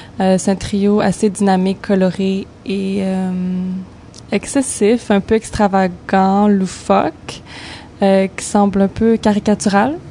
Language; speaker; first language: French; native; French